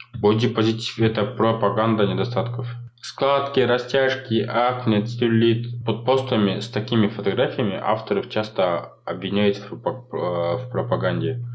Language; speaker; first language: Russian; non-native, local second language; Kazakh